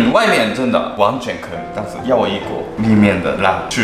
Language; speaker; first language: Chinese; non-native, fluent; Japanese